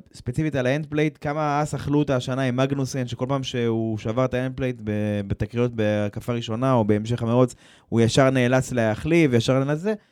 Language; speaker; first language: Hebrew; native; Hebrew